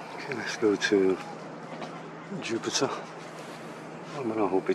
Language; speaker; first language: English; early bilingual, other home language; Spanish